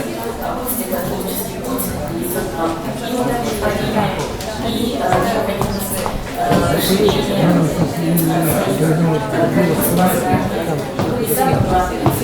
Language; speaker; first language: Russian; native; Russian